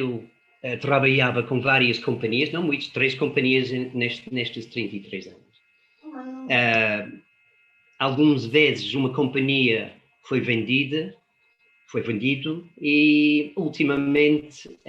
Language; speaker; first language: Portuguese; non-native, fluent; English